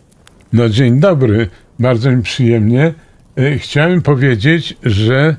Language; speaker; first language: Polish; native; Polish